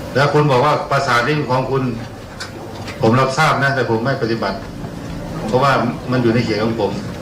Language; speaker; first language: Thai; native; Thai